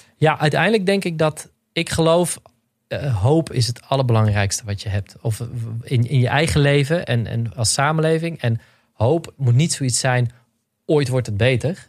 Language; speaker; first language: Dutch; native; Dutch